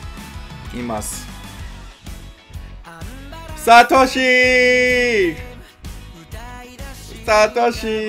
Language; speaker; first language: Japanese; non-native, learner; English